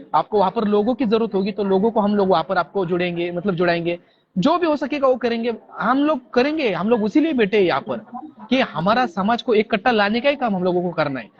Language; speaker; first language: Hindi; non-native, local second language; Marathi